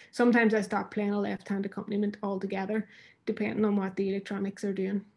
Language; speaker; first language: English; native; English